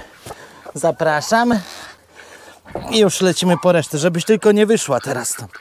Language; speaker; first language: Polish; native; Polish